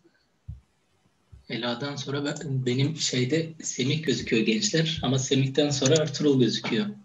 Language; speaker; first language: Turkish; native; Turkish